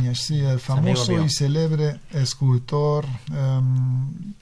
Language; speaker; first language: Spanish; non-native, fluent; Hungarian